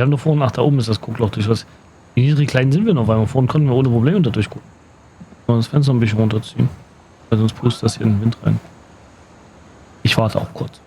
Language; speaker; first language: German; native; German